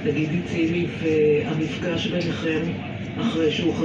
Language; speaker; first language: Hebrew; native; Hebrew